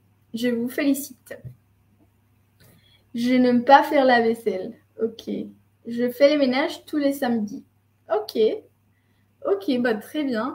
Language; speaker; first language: French; non-native, fluent; Spanish